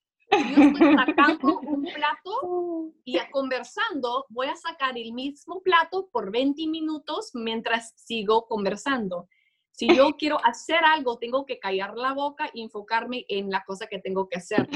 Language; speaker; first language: Spanish; non-native, fluent; English